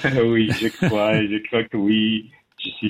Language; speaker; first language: French; non-native, fluent; Persian